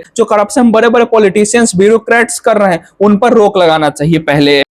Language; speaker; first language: Hindi; native; Hindi